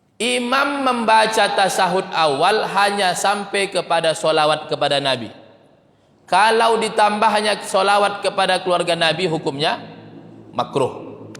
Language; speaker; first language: Indonesian; native; Indonesian